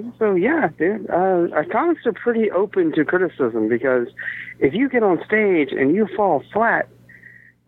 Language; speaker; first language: English; native; English